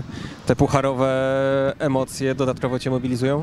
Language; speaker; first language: Polish; native; Polish